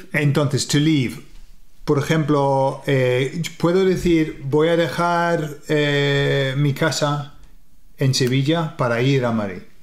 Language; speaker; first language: Spanish; non-native, fluent; English